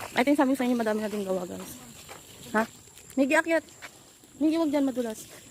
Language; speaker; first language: Filipino; native; Filipino